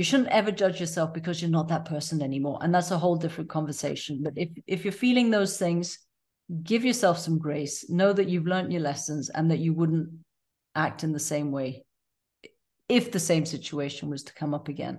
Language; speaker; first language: English; native; English